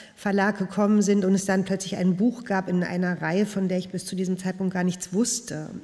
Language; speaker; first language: German; native; German